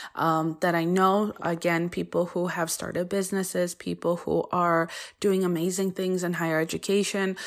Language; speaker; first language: English; early bilingual, other home language; Polish